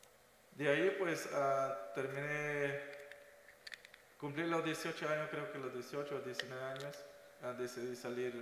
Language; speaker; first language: Spanish; non-native, local second language; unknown